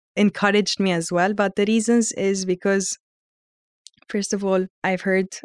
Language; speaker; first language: English; early bilingual, heritage; Armenian